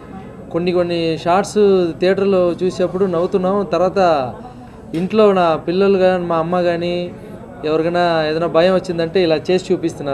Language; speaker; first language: Telugu; non-native, fluent; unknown